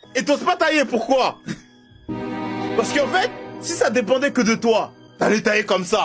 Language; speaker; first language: French; native; French